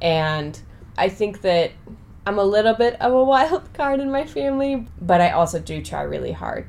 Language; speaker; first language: English; native; English